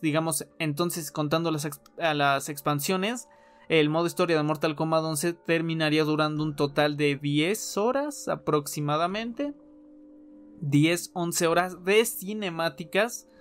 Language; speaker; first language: Spanish; native; Spanish